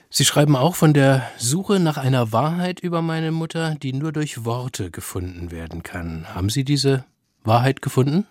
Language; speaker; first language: German; native; German